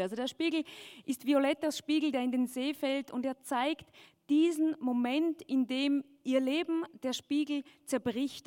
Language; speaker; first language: German; native; German